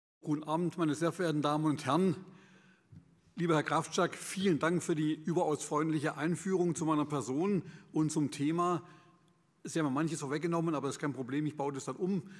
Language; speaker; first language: German; native; German